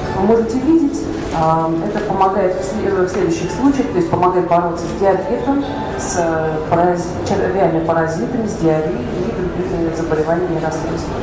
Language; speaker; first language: Russian; native; Russian